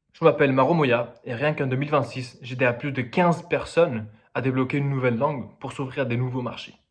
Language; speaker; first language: French; non-native, fluent; Spanish